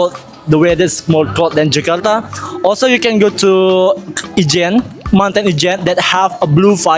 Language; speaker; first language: English; non-native, learner; Indonesian